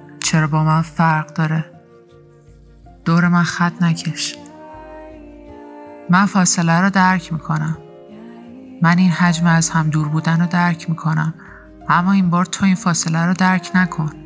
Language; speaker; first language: Persian; native; Persian